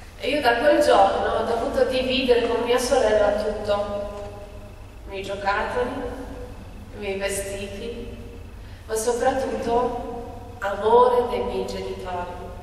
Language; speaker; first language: Italian; non-native, fluent; Polish